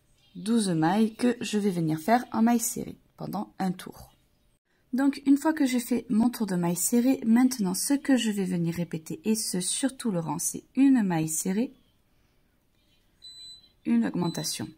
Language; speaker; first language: French; native; French